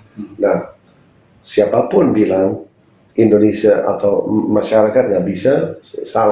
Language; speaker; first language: Indonesian; non-native, fluent; English